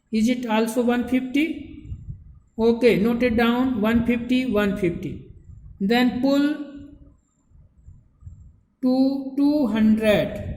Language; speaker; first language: English; non-native, local second language; Hindi